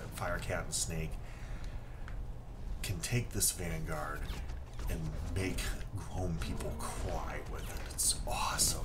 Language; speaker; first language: English; native; English